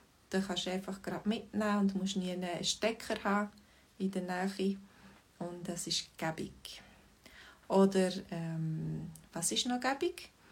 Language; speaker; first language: German; native; German